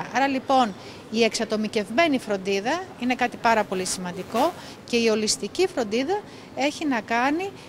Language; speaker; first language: Greek; native; Greek